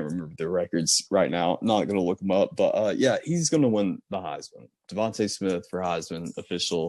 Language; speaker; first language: English; native; English